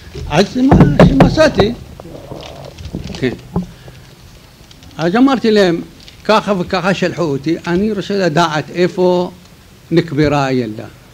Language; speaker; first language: Hebrew; non-native, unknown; Arabic